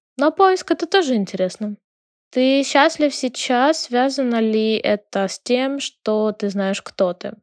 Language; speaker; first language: Russian; non-native, local second language; Ukrainian